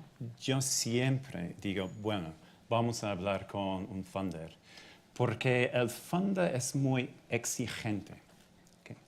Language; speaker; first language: Spanish; non-native, fluent; English